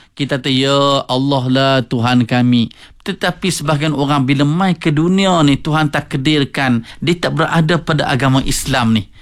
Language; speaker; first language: Malay; native; Malay